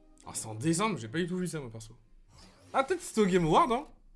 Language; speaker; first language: French; native; French